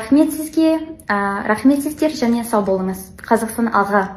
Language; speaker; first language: Kazakh; non-native, learner; English